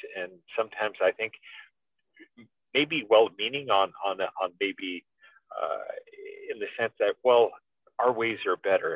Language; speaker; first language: English; native; English